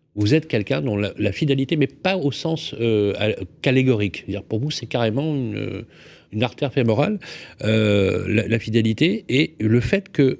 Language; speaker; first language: French; native; French